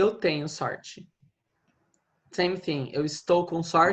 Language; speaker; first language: Portuguese; non-native, fluent; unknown